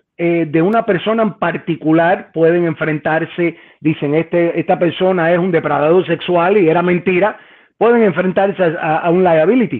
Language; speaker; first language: Spanish; native; Spanish